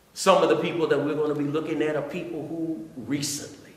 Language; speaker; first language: English; native; English